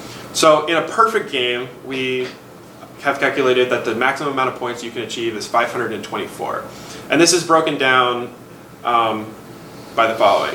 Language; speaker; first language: English; native; English